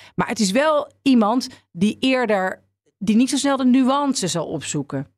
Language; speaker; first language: Dutch; native; Dutch